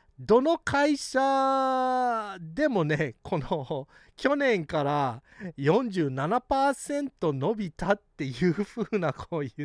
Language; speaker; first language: Japanese; early bilingual, heritage; Japanese